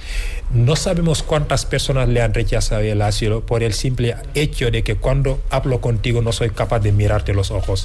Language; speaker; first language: Spanish; non-native, fluent; Wolof